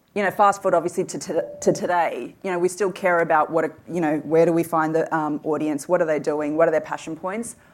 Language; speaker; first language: English; early bilingual, other home language; Hindi